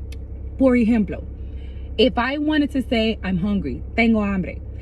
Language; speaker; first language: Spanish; non-native, learner; English